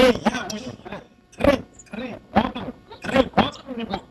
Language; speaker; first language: Russian; non-native, learner; Uzbek